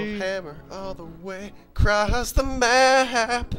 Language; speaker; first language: English; native; English